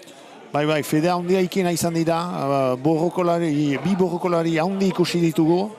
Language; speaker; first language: Basque; native; Basque